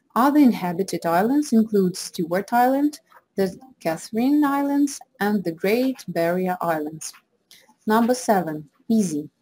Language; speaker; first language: English; non-native, fluent; Russian